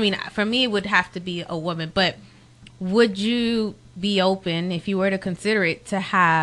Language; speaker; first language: English; early bilingual, other home language; Spanish